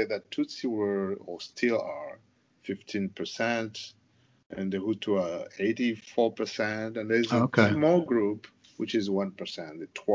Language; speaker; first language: English; non-native, local second language; Kinyarwanda